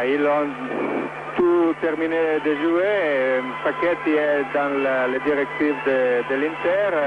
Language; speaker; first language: French; non-native, learner; Italian